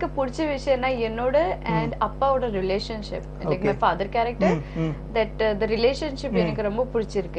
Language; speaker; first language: Tamil; non-native, local second language; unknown